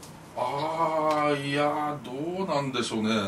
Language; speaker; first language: Japanese; native; Japanese